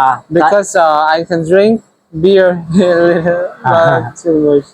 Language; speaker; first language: English; non-native, learner; Burmese